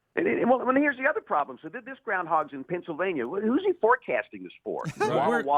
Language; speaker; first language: English; native; English